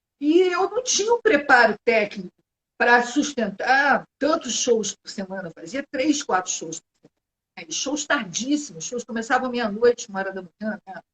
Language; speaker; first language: Portuguese; native; Portuguese